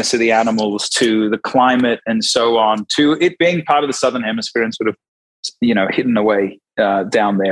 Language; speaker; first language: English; native; English